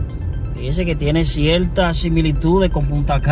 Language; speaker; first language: Spanish; native; Spanish